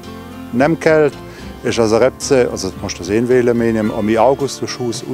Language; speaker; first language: Hungarian; non-native, fluent; German